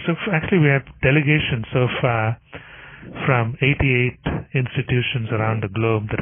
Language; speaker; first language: English; non-native, local second language; Tamil